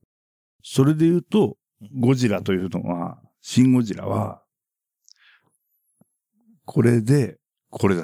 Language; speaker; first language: Japanese; native; Japanese